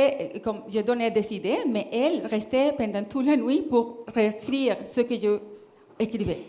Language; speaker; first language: French; non-native, fluent; Spanish